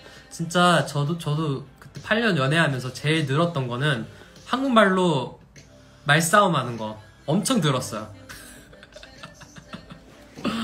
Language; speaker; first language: Korean; non-native, fluent; English